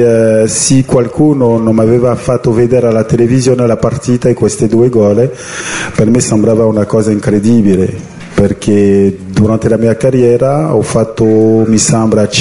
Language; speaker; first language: Italian; non-native, fluent; French